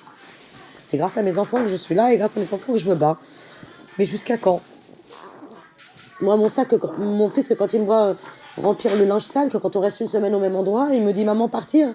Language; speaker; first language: French; native; French